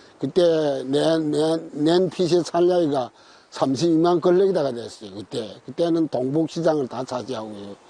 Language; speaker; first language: Korean; native; Korean